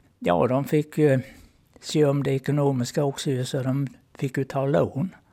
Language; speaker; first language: Swedish; native; Swedish